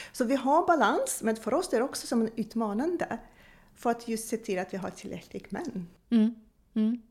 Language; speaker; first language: Swedish; non-native, fluent; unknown